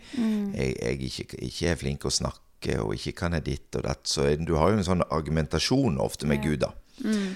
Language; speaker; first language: Norwegian; native; Norwegian